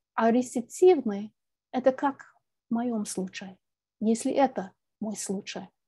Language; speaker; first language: Russian; non-native, fluent; English